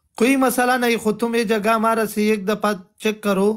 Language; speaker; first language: Hindi; non-native, local second language; Pashto